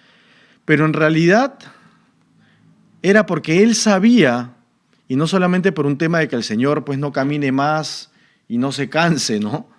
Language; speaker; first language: Spanish; native; Spanish